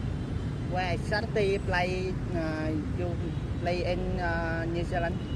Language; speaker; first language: English; non-native, learner; Vietnamese